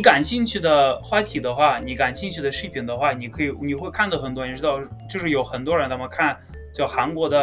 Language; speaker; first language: Chinese; non-native, fluent; Russian